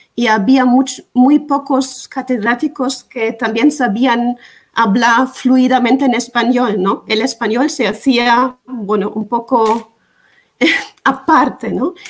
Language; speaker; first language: Spanish; non-native, fluent; German